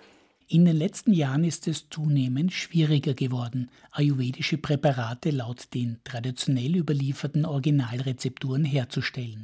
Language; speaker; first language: German; native; German